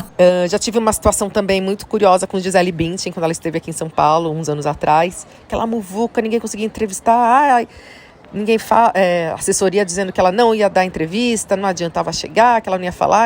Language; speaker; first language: Portuguese; native; Portuguese